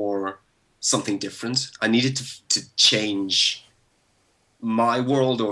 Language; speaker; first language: English; native; English